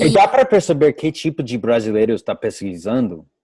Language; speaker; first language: Portuguese; non-native, learner; English